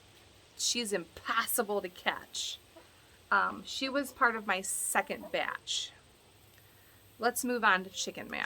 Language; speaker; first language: English; native; English